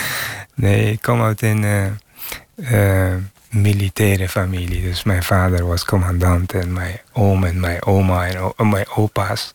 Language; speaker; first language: Dutch; non-native, fluent; Persian